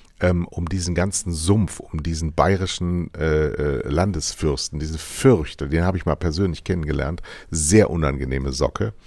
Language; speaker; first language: German; native; German